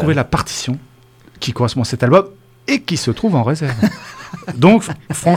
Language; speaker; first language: French; native; French